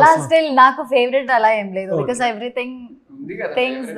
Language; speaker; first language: Telugu; non-native, learner; Malayalam